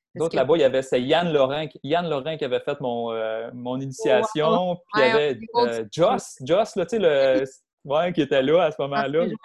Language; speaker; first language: French; native; French